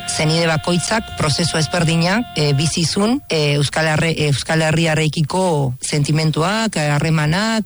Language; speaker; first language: Basque; non-native, fluent; Spanish